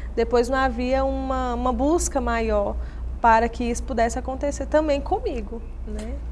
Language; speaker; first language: Portuguese; native; Portuguese